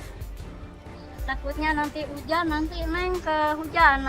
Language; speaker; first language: Indonesian; native; Indonesian